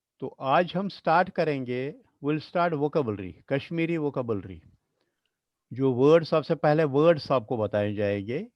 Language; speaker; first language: Hindi; non-native, local second language; Kashmiri